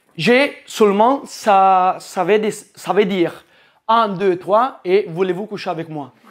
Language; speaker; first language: French; non-native, learner; Italian